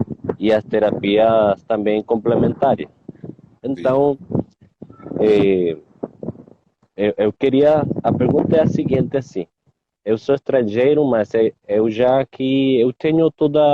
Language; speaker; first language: Portuguese; non-native, learner; Spanish